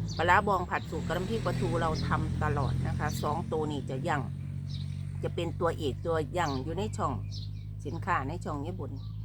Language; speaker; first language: Thai; native; Thai